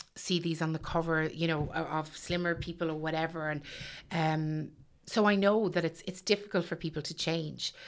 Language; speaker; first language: English; native; English